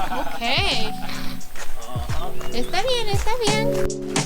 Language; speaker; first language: Spanish; non-native, learner; English